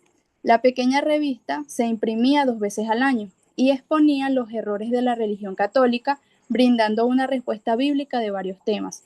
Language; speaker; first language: Spanish; native; Spanish